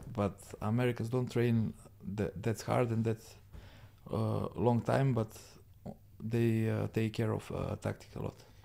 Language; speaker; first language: English; non-native, learner; Serbian